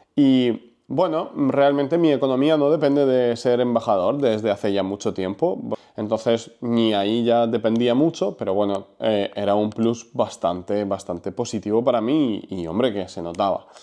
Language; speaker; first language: Spanish; non-native, fluent; Ukrainian